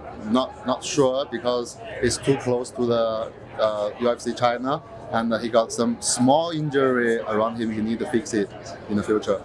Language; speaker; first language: English; non-native, fluent; Chinese